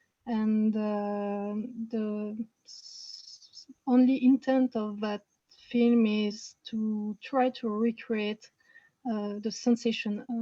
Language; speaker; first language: English; non-native, fluent; French